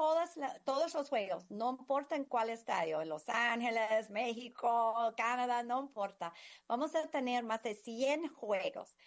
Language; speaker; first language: Spanish; non-native, fluent; English